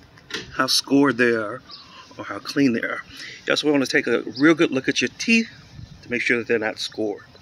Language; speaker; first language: English; native; English